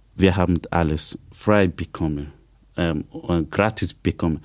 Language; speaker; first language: German; non-native, learner; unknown